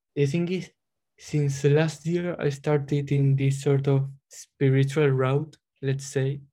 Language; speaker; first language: English; non-native, fluent; Spanish